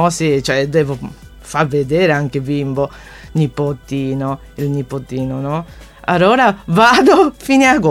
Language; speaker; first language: Italian; non-native, fluent; Japanese